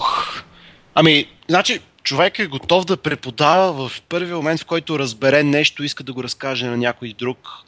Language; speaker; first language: Bulgarian; native; Bulgarian